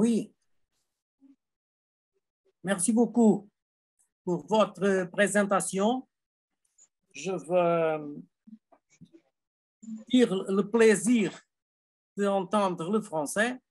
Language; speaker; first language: French; non-native, learner; Portuguese